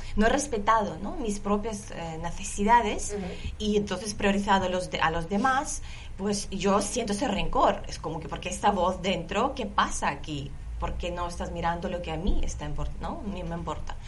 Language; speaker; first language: Spanish; non-native, fluent; Lithuanian